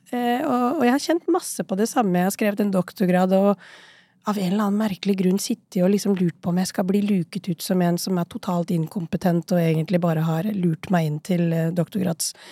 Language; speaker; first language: Norwegian; early bilingual, other home language; Urdu